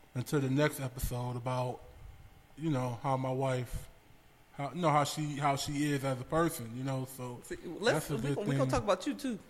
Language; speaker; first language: English; native; English